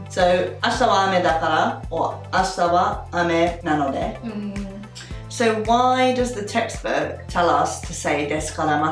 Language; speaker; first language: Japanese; non-native, learner; English